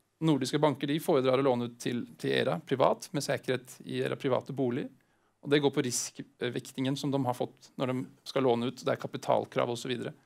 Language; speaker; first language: Swedish; non-native, fluent; Norwegian